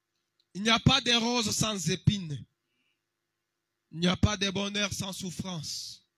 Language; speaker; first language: French; non-native, local second language; Lingala